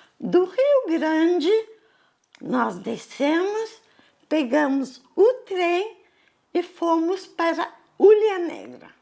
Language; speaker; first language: Portuguese; early bilingual, other home language; Italian